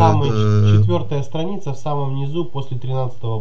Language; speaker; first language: Russian; non-native, local second language; Ukrainian